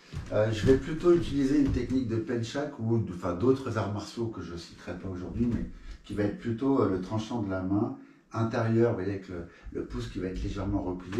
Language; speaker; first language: French; native; French